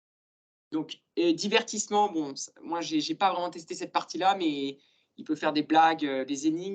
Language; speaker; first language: French; native; French